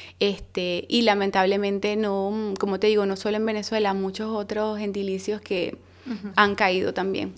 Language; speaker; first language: Spanish; native; Spanish